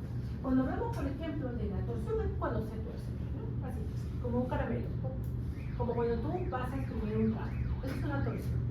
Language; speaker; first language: Spanish; native; Spanish